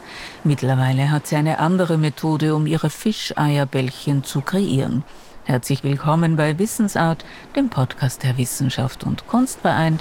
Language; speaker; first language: German; native; German